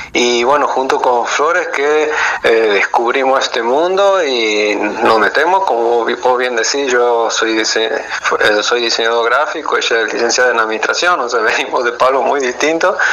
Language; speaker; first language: Spanish; native; Spanish